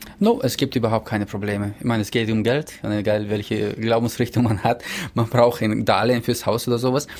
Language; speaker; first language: German; early bilingual, heritage; German